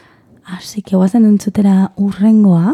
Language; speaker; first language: Basque; non-native, learner; Spanish